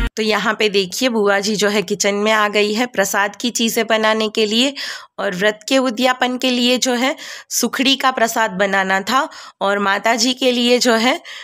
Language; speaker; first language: Hindi; non-native, local second language; Gujarati